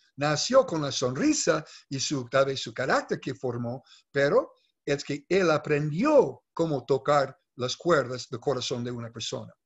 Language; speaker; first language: Spanish; non-native, fluent; English